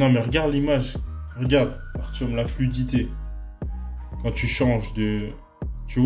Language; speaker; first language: French; native; French